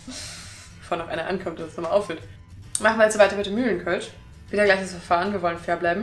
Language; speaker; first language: German; native; German